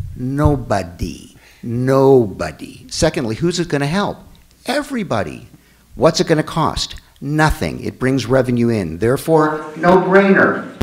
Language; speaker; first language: English; native; English